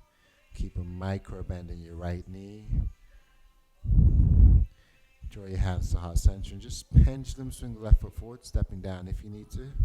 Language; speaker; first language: English; native; English